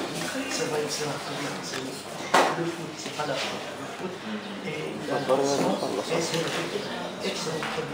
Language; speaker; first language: French; non-native, fluent; Arabic